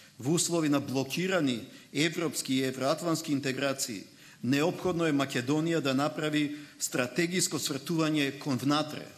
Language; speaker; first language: Macedonian; native; Macedonian